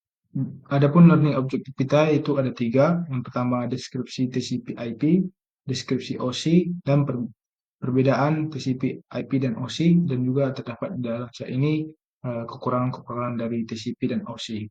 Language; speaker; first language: Indonesian; native; Indonesian